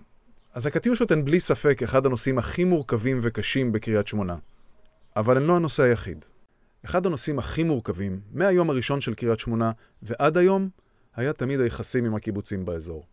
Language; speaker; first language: Hebrew; native; Hebrew